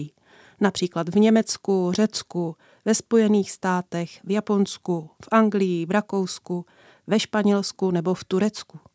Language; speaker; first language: Czech; native; Czech